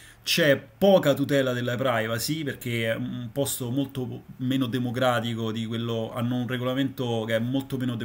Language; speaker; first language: Italian; native; Italian